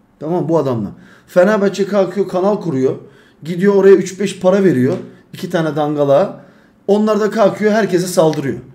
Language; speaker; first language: Turkish; early bilingual, heritage; Turkish